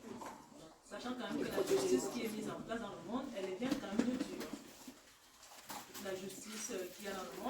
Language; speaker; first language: French; native; French